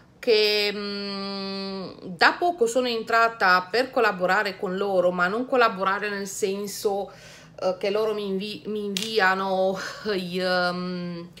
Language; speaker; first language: Italian; non-native, fluent; Romanian